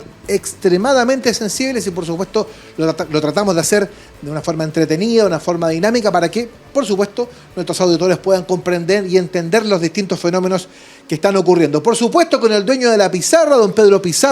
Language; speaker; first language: Spanish; native; Spanish